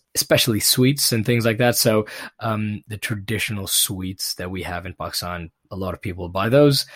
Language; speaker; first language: English; non-native, local second language; Urdu